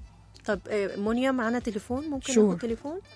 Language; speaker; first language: Arabic; native; Arabic